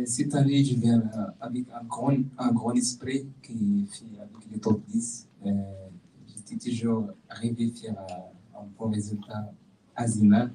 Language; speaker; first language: French; non-native, learner; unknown